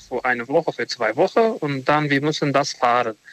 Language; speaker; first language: German; non-native, learner; Romanian